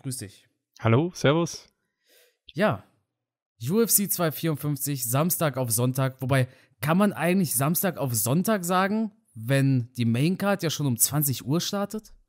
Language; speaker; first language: German; native; German